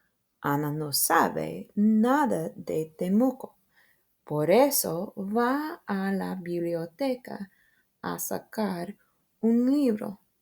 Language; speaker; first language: Spanish; non-native, fluent; English